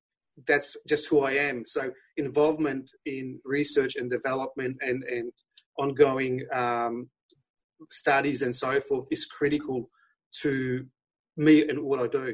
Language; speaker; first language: English; non-native, fluent; Polish